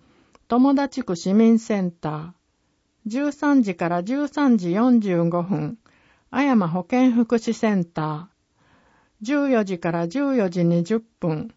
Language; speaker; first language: Japanese; native; Japanese